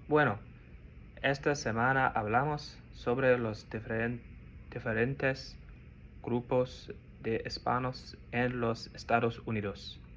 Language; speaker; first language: Spanish; non-native, learner; English